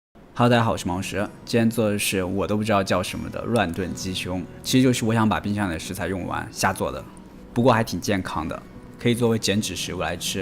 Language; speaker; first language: Chinese; native; Chinese